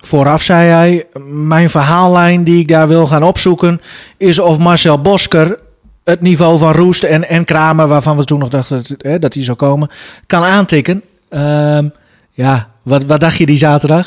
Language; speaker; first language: Dutch; native; Dutch